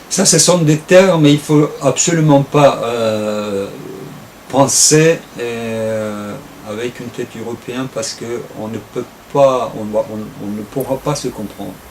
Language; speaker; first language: French; non-native, fluent; Turkish